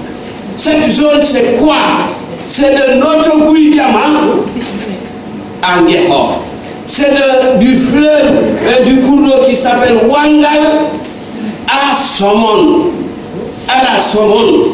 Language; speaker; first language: French; non-native, local second language; Wolof